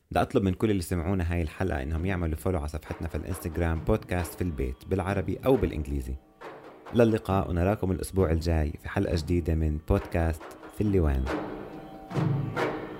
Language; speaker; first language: Arabic; native; Arabic